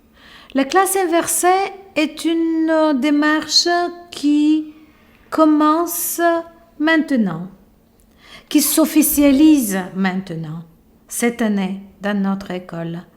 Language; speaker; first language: French; non-native, local second language; Bulgarian